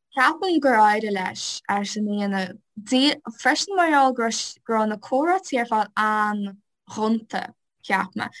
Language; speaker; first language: Irish; non-native, local second language; English